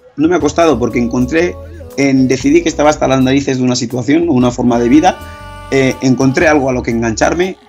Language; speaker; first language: Spanish; early bilingual, other home language; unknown